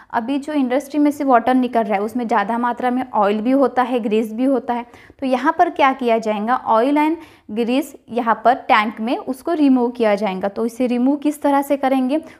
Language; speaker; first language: Hindi; non-native, local second language; Marathi